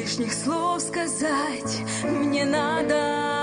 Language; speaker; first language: Ukrainian; non-native, local second language; Russian